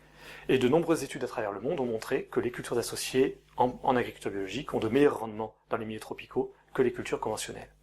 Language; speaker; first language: French; native; French